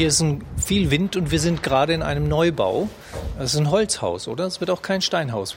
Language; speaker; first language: German; native; German